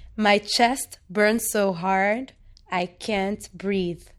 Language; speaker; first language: English; non-native, fluent; Arabic